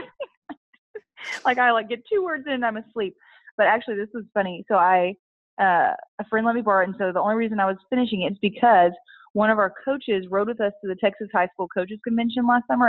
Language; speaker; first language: English; native; English